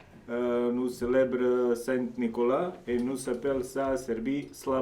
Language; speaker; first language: French; non-native, local second language; Serbian